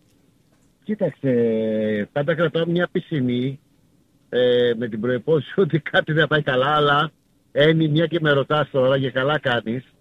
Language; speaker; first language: Greek; native; Greek